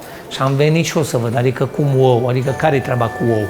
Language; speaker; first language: Romanian; native; Romanian